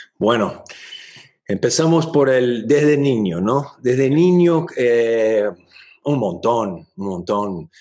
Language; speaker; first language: Spanish; non-native, fluent; Portuguese